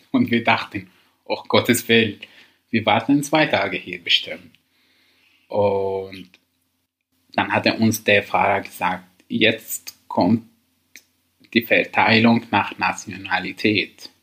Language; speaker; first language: German; non-native, learner; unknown